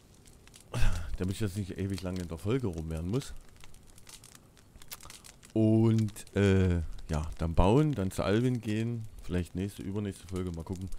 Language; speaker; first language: German; native; German